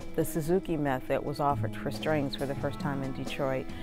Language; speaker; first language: English; native; English